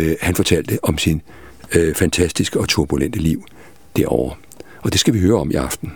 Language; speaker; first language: Danish; native; Danish